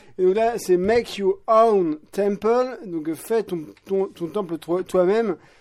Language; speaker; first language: French; native; French